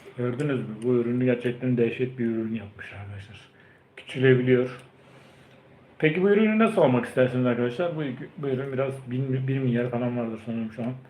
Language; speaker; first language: Turkish; early bilingual, heritage; Turkish